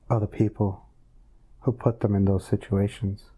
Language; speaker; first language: English; native; English